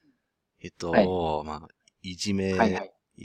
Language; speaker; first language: Japanese; non-native, learner; English